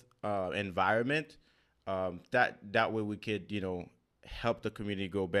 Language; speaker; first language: English; non-native, fluent; Haitian Creole